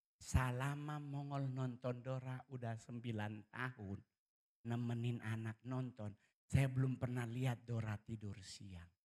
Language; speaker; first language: Indonesian; native; Indonesian